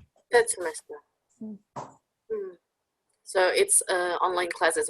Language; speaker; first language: English; non-native, fluent; Indonesian